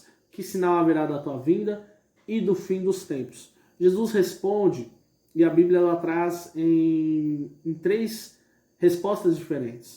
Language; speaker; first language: Portuguese; native; Portuguese